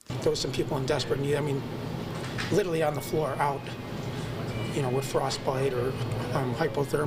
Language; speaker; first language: English; native; English